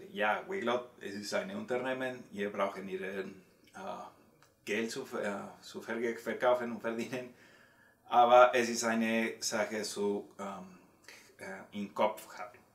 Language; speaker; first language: German; non-native, learner; Spanish